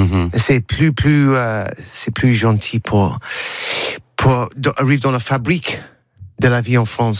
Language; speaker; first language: French; non-native, learner; English